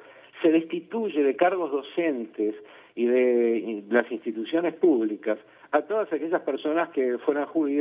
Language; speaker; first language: Spanish; native; Spanish